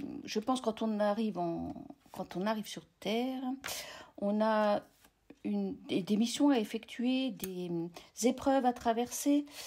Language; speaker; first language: French; native; French